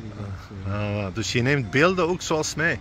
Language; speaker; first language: Dutch; non-native, fluent; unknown